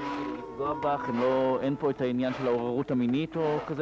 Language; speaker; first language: Hebrew; native; Hebrew